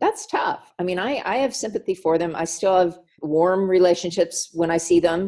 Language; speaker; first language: English; native; English